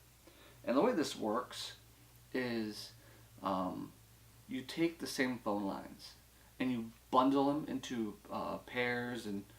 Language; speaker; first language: English; native; English